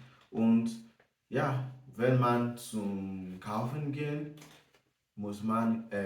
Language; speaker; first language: German; non-native, learner; English